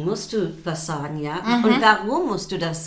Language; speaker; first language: German; non-native, fluent; English